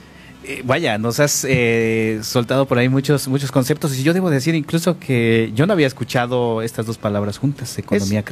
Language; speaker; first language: Spanish; native; Spanish